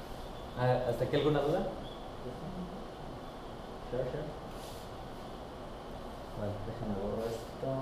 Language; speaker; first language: Spanish; native; Spanish